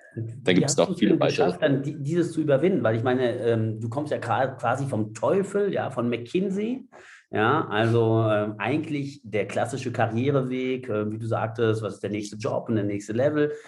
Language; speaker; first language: German; non-native, fluent; French